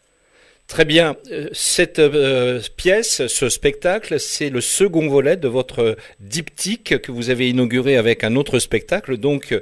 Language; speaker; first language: French; native; French